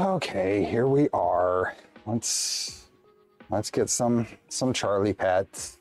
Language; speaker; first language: English; native; English